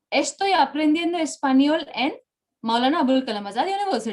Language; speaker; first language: Spanish; non-native, fluent; Bangla